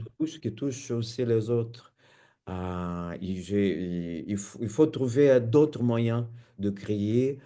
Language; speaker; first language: French; non-native, fluent; Portuguese